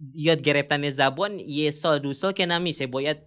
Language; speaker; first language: Persian; non-native, learner; Indonesian